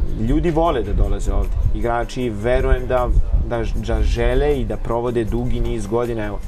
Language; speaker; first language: Serbian; native; Serbian